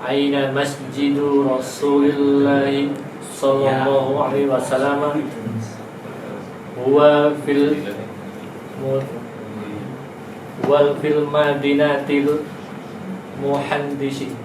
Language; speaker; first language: Arabic; non-native, learner; Indonesian